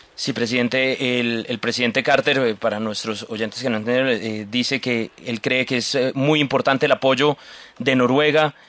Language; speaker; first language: Spanish; native; Spanish